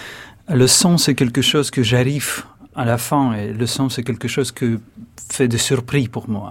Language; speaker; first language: French; non-native, fluent; Russian